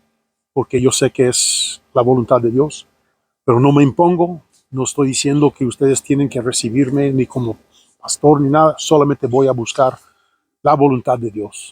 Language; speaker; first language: Spanish; non-native, fluent; English